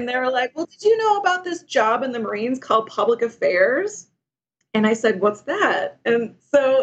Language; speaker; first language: English; native; English